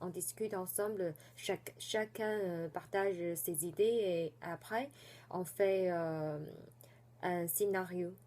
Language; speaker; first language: French; non-native, fluent; Chinese